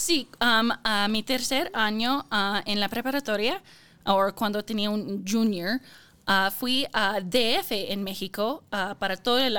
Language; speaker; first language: Spanish; non-native, fluent; English